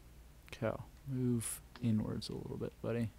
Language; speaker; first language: English; native; English